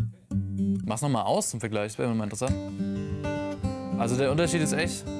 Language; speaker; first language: German; native; German